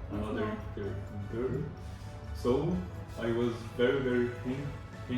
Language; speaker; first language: English; non-native, learner; Portuguese